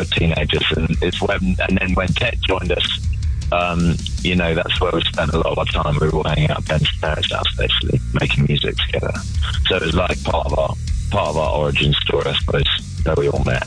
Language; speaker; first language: English; native; English